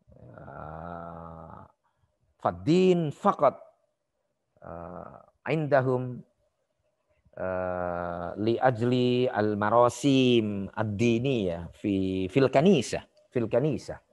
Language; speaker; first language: Arabic; non-native, fluent; Indonesian